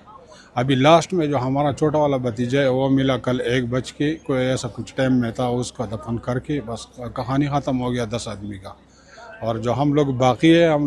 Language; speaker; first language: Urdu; non-native, fluent; Pashto